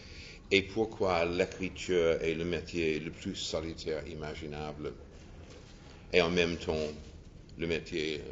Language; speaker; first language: French; non-native, fluent; English